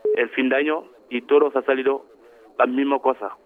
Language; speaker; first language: Spanish; non-native, learner; Wolof